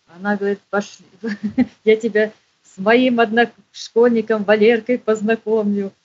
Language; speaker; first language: Russian; native; Russian